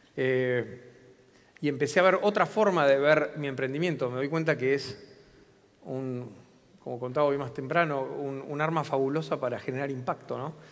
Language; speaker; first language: Spanish; native; Spanish